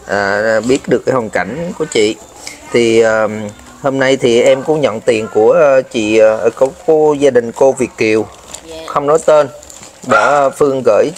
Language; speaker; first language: Vietnamese; native; Vietnamese